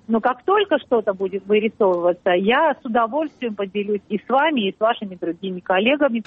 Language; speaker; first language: Russian; non-native, local second language; Georgian